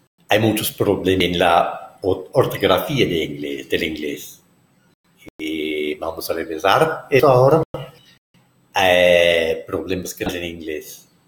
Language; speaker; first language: Spanish; non-native, learner; English